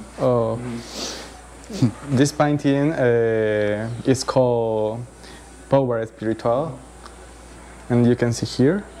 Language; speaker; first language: English; non-native, learner; Spanish